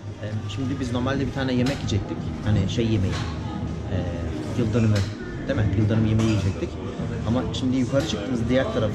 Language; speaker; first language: Turkish; native; Turkish